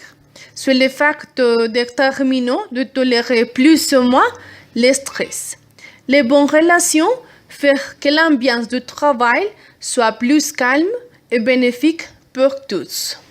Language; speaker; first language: French; non-native, learner; Spanish